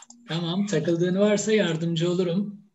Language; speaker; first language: Turkish; native; Turkish